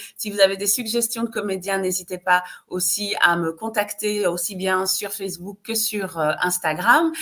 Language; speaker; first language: French; native; French